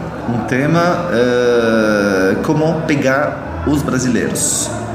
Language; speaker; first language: Portuguese; non-native, fluent; French